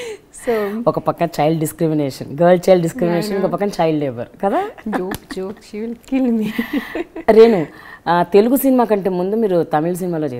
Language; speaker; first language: Telugu; native; Telugu